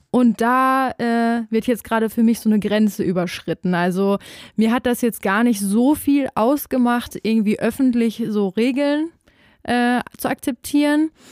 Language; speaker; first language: German; native; German